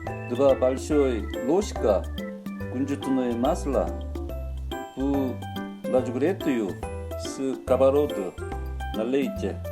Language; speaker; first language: Russian; non-native, learner; Korean